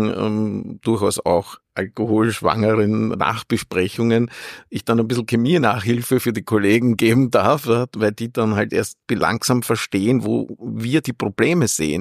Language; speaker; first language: German; native; German